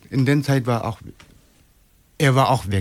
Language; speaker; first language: German; non-native, fluent; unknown